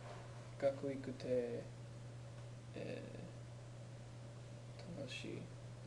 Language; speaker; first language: Japanese; non-native, learner; English